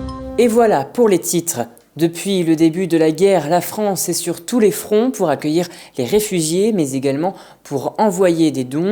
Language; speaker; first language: French; native; French